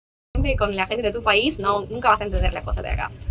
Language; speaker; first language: Spanish; non-native, fluent; Russian